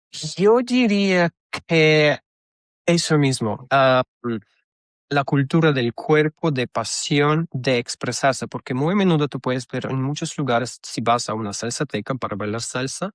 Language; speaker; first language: Spanish; non-native, fluent; Russian